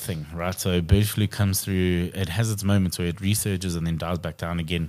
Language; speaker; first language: English; native; English